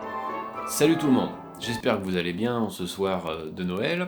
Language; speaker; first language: French; native; French